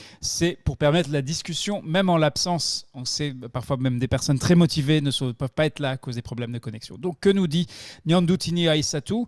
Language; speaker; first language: French; native; French